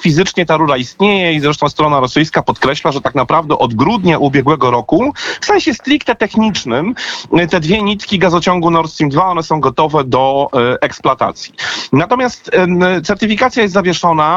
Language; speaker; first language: Polish; native; Polish